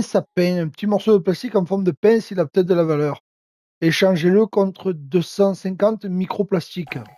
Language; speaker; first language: French; native; French